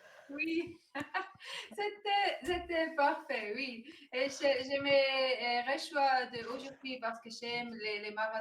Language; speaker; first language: French; non-native, learner; German